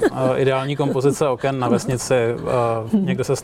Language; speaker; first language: Czech; native; Czech